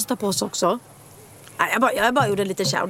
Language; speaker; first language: Swedish; native; Swedish